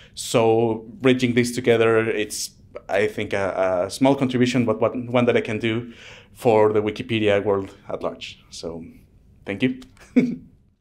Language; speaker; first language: English; non-native, fluent; Spanish